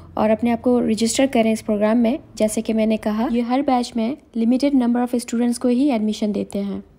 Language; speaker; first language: Hindi; native; Hindi